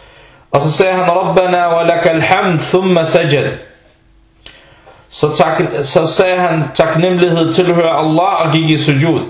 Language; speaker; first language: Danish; early bilingual, other home language; Arabic